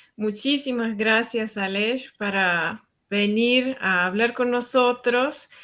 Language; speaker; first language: Spanish; non-native, fluent; Slovenian